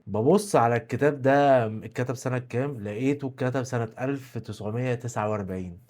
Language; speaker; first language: Arabic; native; Arabic